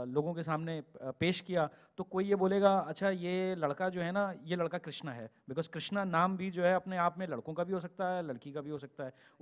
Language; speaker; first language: Hindi; native; Hindi